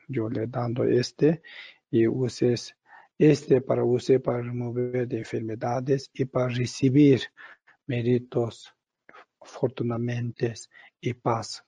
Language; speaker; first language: Spanish; non-native, learner; Tibetan